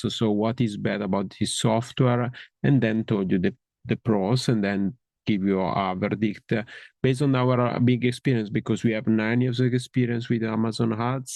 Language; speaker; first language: English; non-native, fluent; Italian